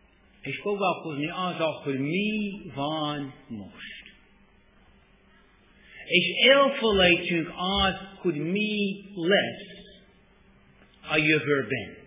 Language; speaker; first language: Hungarian; non-native, fluent; English